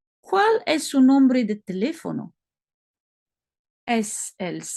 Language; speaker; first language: Spanish; non-native, learner; French